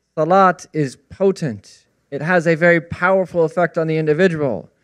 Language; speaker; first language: English; native; English